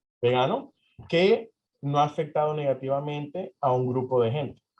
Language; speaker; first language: Spanish; early bilingual, heritage; Spanish